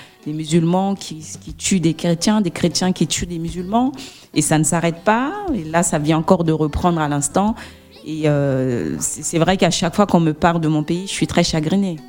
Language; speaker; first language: French; native; French